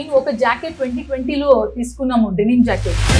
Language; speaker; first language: Telugu; non-native, learner; Tulu